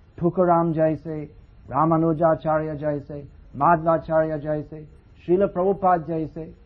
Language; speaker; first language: Hindi; non-native, fluent; English